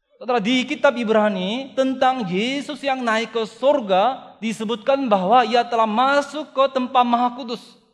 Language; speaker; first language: Indonesian; non-native, fluent; Korean